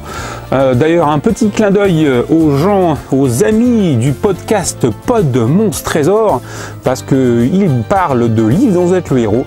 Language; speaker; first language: French; native; French